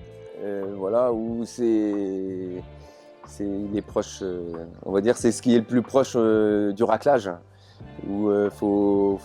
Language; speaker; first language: French; native; French